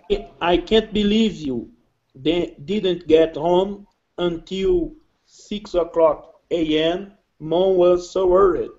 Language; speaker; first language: English; non-native, learner; Portuguese